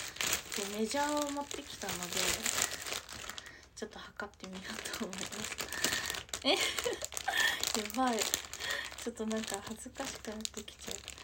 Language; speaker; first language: Japanese; native; Japanese